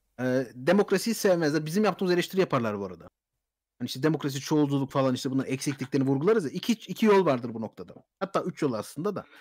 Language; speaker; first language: Turkish; early bilingual, heritage; Turkish